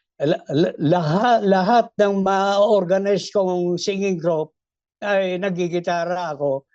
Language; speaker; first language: Filipino; native; Filipino